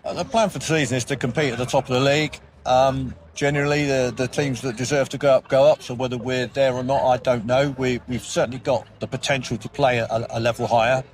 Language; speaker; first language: English; native; English